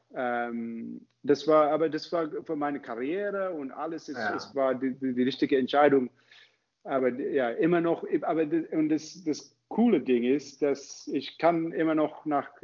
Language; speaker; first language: German; non-native, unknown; English